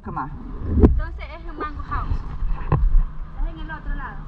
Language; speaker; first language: Spanish; native; Spanish